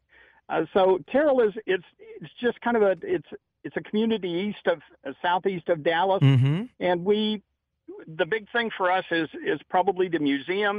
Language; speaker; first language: English; native; English